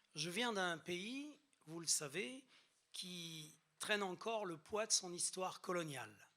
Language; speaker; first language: French; native; French